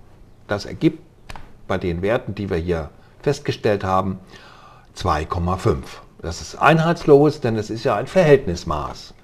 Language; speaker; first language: German; native; German